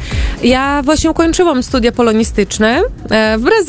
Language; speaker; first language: Polish; early bilingual, heritage; Portuguese